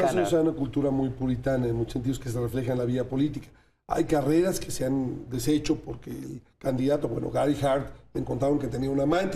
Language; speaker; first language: Spanish; native; Spanish